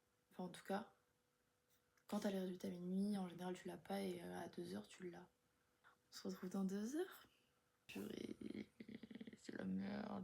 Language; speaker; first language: French; native; French